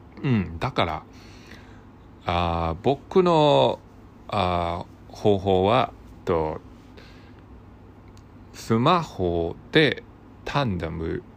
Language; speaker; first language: Japanese; non-native, learner; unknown